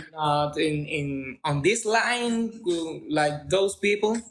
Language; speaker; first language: English; non-native, learner; Spanish